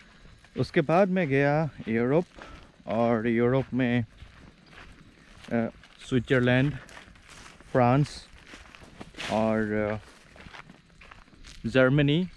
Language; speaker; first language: Hindi; non-native, local second language; Assamese